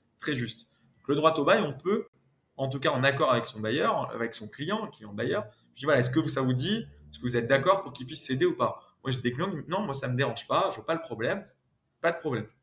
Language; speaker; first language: French; native; French